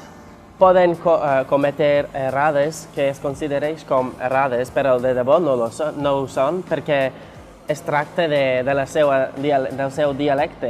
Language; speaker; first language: Catalan; non-native, fluent; English